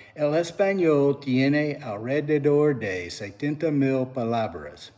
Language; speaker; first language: Spanish; non-native, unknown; English